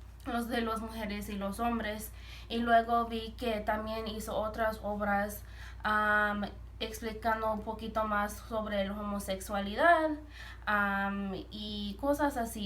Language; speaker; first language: Spanish; early bilingual, heritage; Spanish